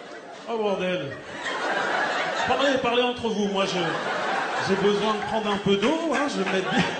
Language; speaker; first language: French; early bilingual, other home language; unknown